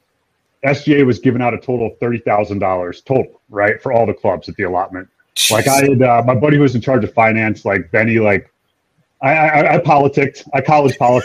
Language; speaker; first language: English; native; English